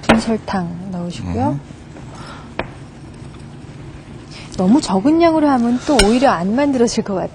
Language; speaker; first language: Korean; native; Korean